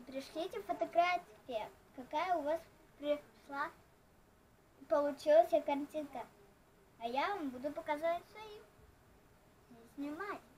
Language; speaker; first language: Russian; non-native, local second language; Ukrainian